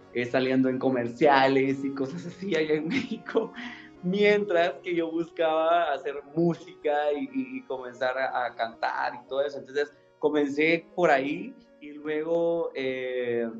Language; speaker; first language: Spanish; native; Spanish